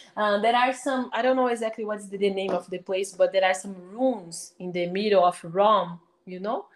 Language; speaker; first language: English; non-native, fluent; Portuguese